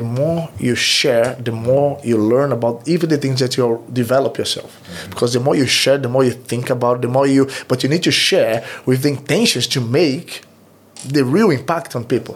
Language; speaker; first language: English; non-native, fluent; Portuguese